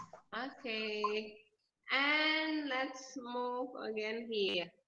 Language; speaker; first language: English; non-native, fluent; Indonesian